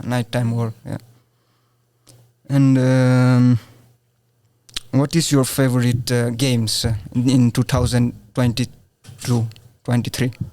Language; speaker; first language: English; non-native, learner; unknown